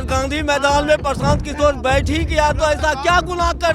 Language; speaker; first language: Hindi; native; Hindi